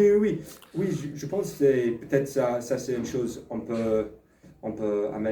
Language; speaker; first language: French; non-native, learner; English